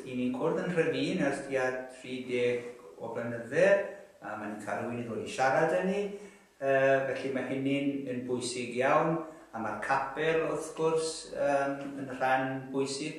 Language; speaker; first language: Welsh; native; Welsh